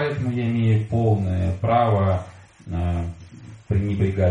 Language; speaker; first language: Russian; native; Russian